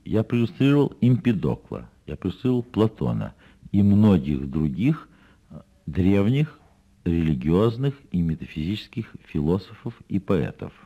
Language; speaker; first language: Russian; native; Russian